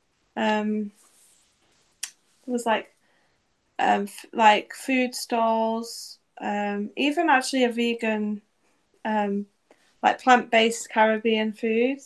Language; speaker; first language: English; native; English